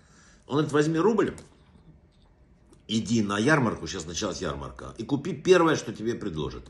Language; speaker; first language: Russian; native; Russian